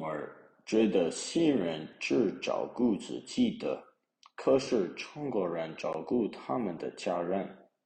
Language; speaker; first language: Chinese; non-native, learner; English